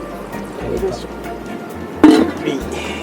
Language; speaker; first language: Japanese; native; Japanese